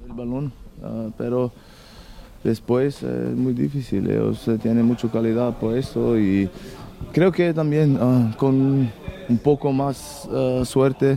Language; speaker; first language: Spanish; non-native, learner; German